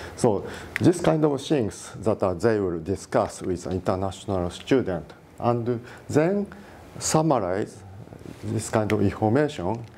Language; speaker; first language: English; non-native, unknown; Japanese